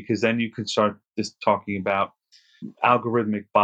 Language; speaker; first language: English; native; English